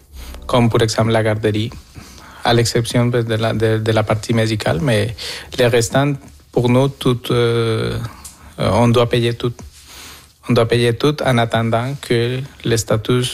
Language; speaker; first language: French; non-native, fluent; Spanish